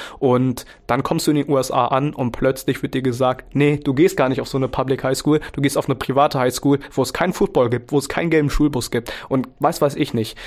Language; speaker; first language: German; early bilingual, other home language; Vietnamese